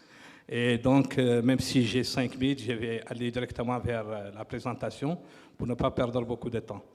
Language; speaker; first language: French; non-native, local second language; Arabic